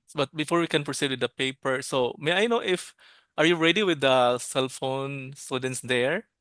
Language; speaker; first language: English; non-native, local second language; Cebuano